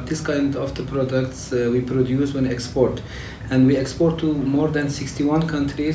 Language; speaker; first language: English; non-native, fluent; Turkish